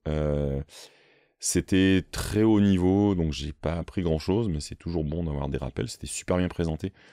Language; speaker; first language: French; native; French